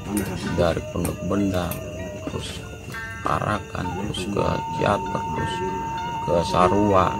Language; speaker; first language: Indonesian; native; Indonesian